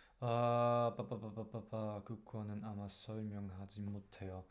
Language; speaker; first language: Korean; non-native, learner; German